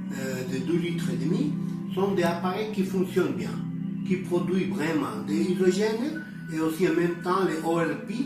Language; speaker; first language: French; non-native, learner; Spanish